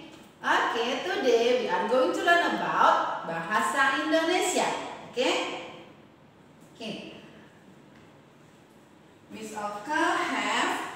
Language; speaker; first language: English; non-native, learner; Indonesian